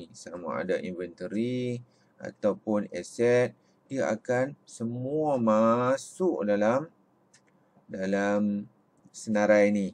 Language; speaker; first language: Malay; native; Malay